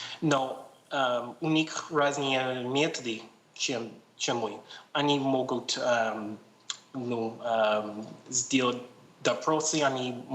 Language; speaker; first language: Russian; non-native, learner; English